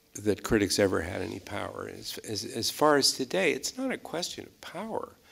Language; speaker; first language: English; native; English